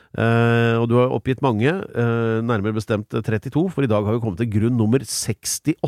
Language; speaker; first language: Norwegian; native; Norwegian